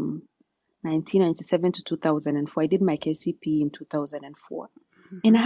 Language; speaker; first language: English; non-native, local second language; Kalenjin